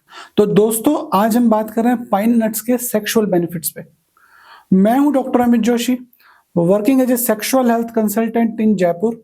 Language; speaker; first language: Hindi; native; Hindi